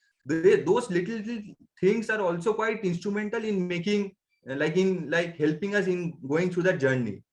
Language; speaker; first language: English; non-native, local second language; Bangla